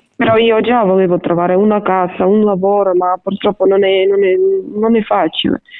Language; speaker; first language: Italian; non-native, learner; Ukrainian